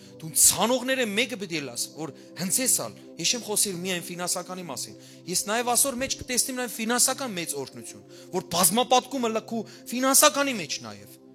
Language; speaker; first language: Armenian; early bilingual, heritage; Armenian